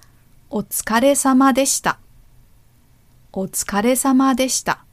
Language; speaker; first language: Japanese; non-native, learner; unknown